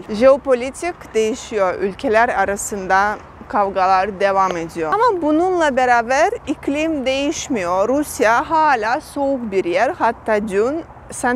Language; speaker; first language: Turkish; non-native, fluent; Russian